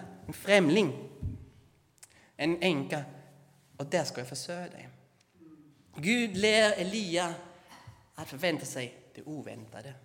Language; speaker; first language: Swedish; non-native, fluent; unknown